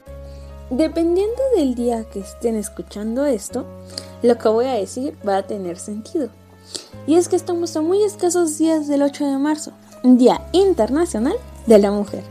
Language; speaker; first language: Spanish; native; Spanish